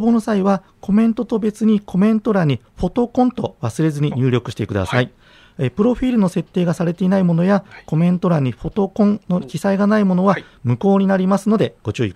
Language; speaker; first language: Japanese; native; Japanese